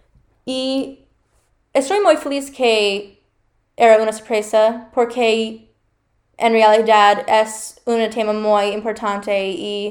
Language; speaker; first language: Spanish; non-native, learner; English